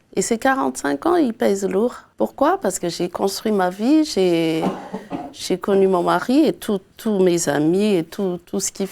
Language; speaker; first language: French; non-native, local second language; Malagasy